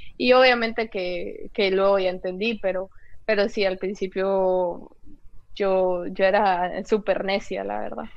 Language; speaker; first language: Spanish; native; Spanish